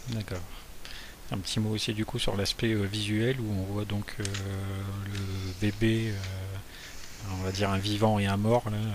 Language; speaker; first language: French; native; French